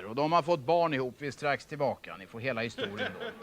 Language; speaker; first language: Swedish; native; Swedish